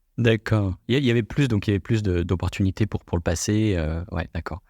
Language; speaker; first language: French; native; French